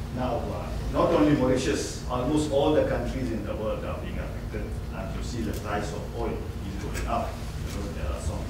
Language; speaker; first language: English; non-native, fluent; Morisyen